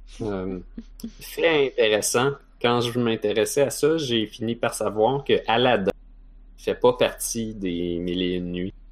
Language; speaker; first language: French; native; French